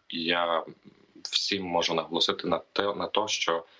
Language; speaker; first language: Ukrainian; native; Ukrainian